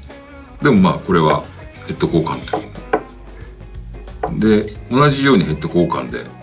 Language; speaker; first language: Japanese; native; Japanese